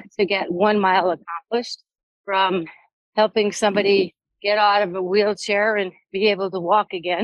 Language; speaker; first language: English; native; English